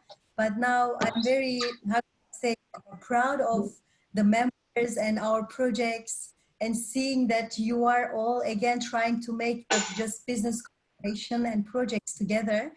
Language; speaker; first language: English; non-native, fluent; Turkish